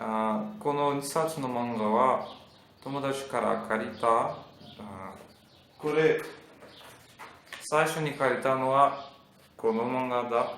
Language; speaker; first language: Japanese; non-native, learner; Portuguese